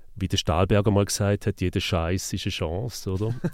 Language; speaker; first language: German; native; German